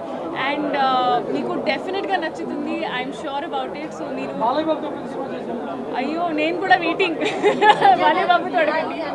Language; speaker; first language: Telugu; non-native, local second language; Hindi